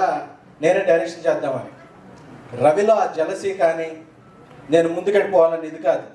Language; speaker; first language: Telugu; native; Telugu